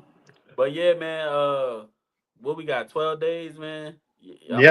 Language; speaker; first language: English; native; English